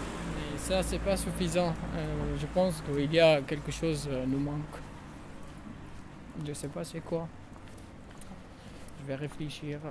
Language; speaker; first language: French; non-native, learner; Kurdish